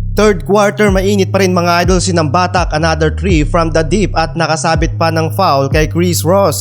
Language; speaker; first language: Filipino; native; Filipino